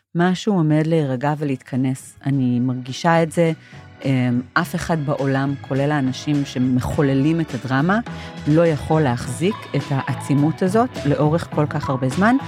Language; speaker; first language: Hebrew; non-native, fluent; English